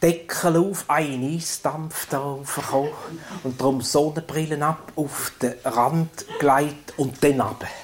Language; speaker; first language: German; native; German